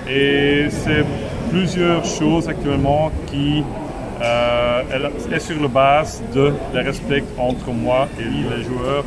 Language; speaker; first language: French; non-native, local second language; Dutch